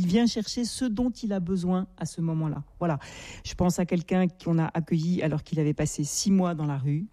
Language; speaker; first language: French; native; French